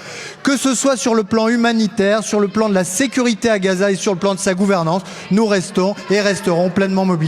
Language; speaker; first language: French; native; French